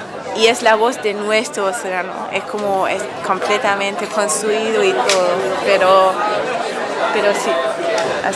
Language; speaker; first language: Spanish; non-native, fluent; German